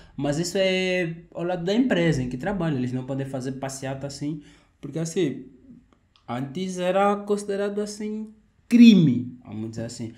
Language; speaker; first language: Portuguese; native; Portuguese